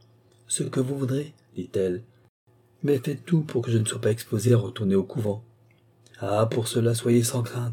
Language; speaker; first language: French; native; French